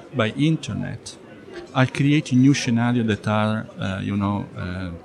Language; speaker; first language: English; non-native, fluent; Italian